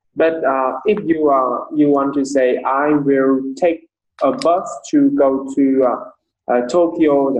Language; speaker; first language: English; non-native, fluent; Vietnamese